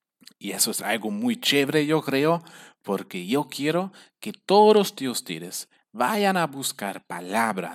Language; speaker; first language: Spanish; non-native, fluent; German